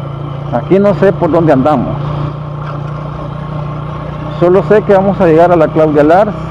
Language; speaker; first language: Spanish; native; Spanish